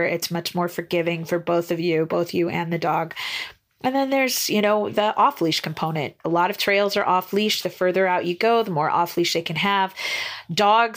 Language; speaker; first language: English; native; English